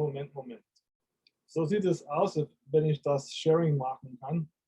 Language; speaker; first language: German; non-native, fluent; English